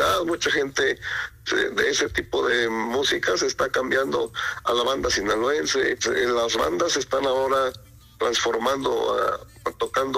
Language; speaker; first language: Spanish; native; Spanish